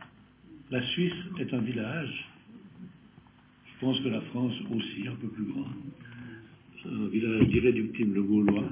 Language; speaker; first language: French; native; French